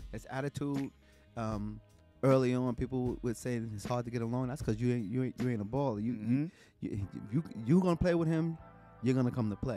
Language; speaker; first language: English; native; English